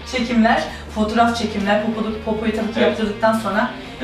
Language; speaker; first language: Turkish; early bilingual, heritage; Turkish